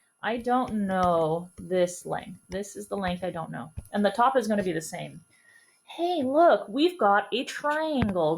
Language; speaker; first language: English; native; English